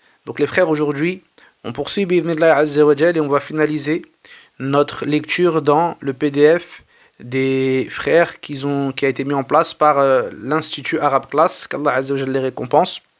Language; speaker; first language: French; native; French